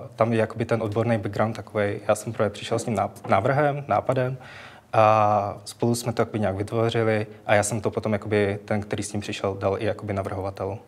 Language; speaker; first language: Czech; native; Czech